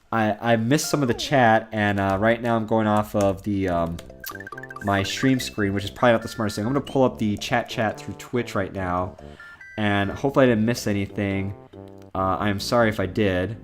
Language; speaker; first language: English; native; English